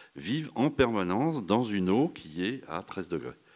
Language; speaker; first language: French; native; French